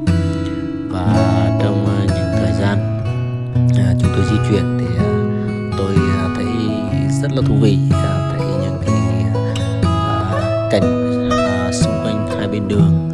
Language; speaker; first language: Vietnamese; non-native, local second language; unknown